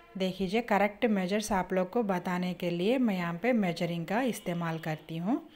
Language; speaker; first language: Hindi; non-native, local second language; Urdu